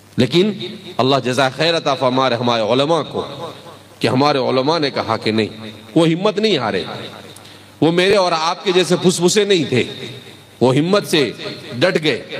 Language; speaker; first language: Urdu; non-native, local second language; Gujarati